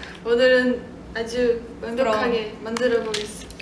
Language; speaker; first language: Korean; non-native, fluent; Japanese